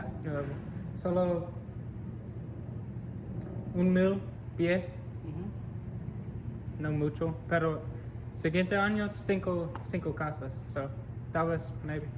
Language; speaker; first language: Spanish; non-native, learner; English